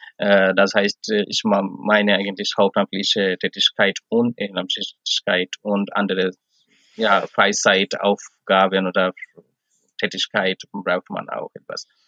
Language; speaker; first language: German; non-native, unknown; Bangla